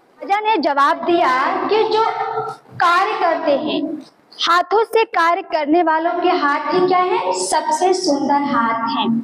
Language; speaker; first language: Hindi; native; Hindi